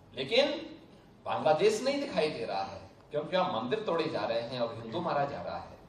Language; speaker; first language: Hindi; native; Hindi